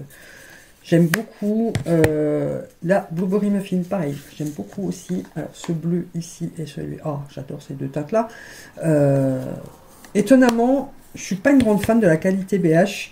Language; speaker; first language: French; native; French